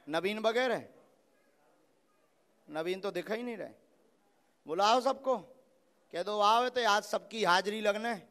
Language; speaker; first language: Hindi; native; Hindi